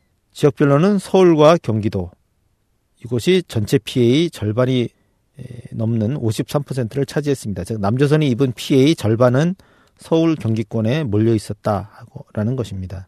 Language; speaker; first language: Korean; native; Korean